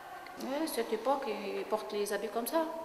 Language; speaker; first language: French; non-native, learner; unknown